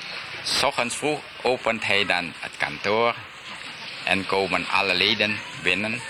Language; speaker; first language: Dutch; early bilingual, heritage; Dutch